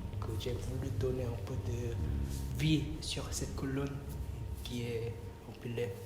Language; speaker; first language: French; non-native, fluent; Korean